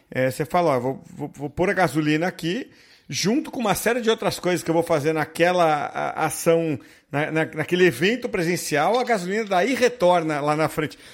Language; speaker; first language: Portuguese; native; Portuguese